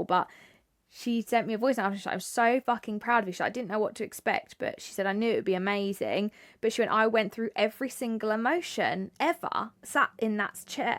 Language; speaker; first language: English; native; English